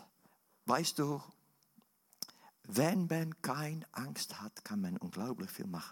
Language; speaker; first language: German; non-native, learner; Dutch